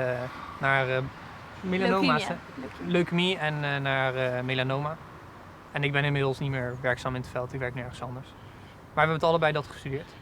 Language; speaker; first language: Dutch; native; Dutch